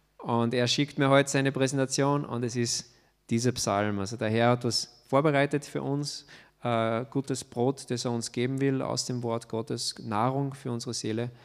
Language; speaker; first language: German; native; German